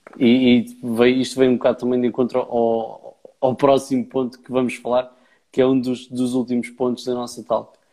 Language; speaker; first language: Portuguese; native; Portuguese